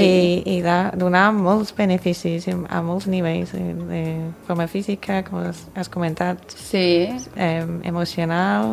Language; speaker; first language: Catalan; non-native, fluent; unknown